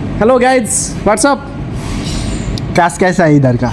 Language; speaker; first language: Hindi; non-native, learner; Bangla